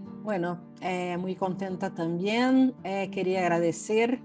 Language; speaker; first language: Spanish; non-native, learner; Portuguese